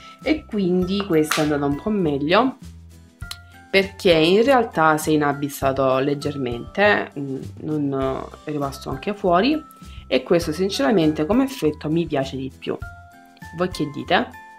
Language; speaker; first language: Italian; native; Italian